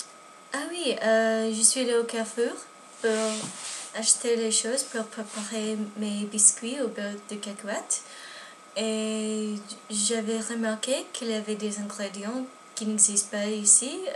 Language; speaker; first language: French; non-native, learner; English